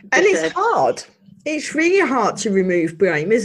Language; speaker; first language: English; native; English